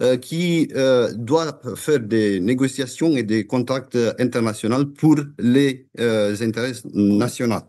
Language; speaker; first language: French; non-native, fluent; Romanian